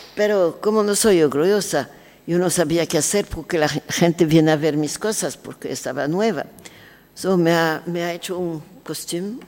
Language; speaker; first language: Spanish; non-native, learner; French